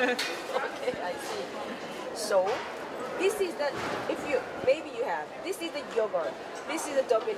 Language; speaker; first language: English; non-native, learner; Korean